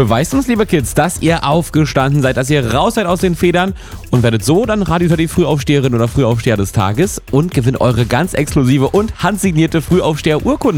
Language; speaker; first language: German; native; German